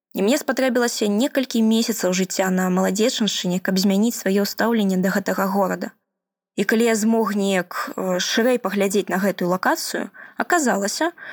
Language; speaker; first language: Belarusian; non-native, local second language; Russian